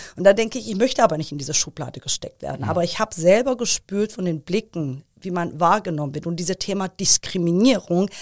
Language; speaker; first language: German; early bilingual, other home language; Persian